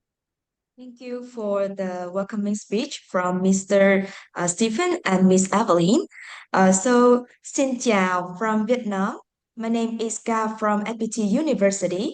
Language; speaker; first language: English; non-native, fluent; Vietnamese